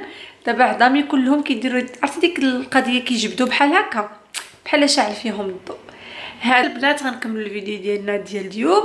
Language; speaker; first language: Arabic; native; Arabic